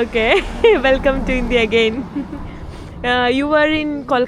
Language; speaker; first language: English; non-native, learner; Malayalam